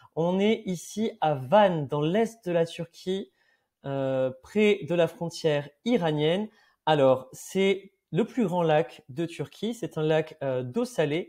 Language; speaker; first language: French; native; French